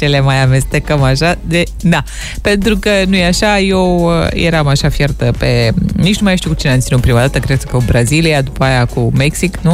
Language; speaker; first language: Romanian; native; Romanian